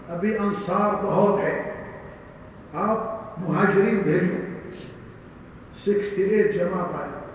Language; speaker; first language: Urdu; non-native, learner; Arabic